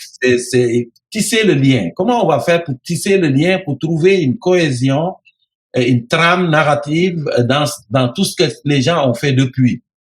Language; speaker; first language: French; non-native, local second language; Serer